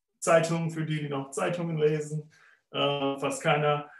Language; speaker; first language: German; non-native, fluent; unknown